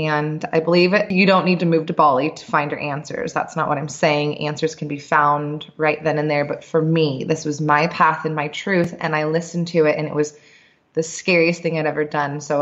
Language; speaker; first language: English; native; English